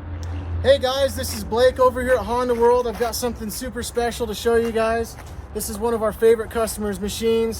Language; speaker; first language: English; native; English